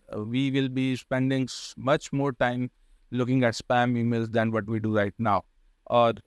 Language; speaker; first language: English; non-native, local second language; Hindi